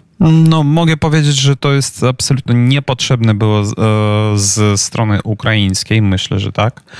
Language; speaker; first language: Polish; non-native, fluent; Ukrainian